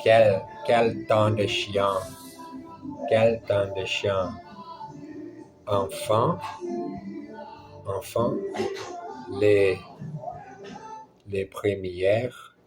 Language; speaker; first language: French; non-native, learner; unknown